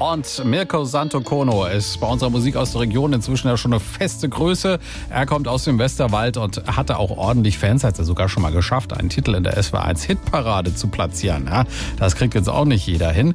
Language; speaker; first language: German; native; German